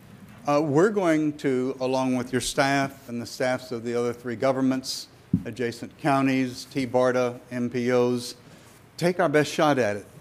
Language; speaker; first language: English; native; English